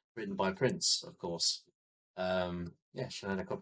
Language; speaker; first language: English; native; English